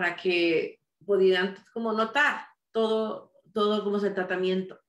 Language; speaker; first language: Spanish; early bilingual, heritage; Spanish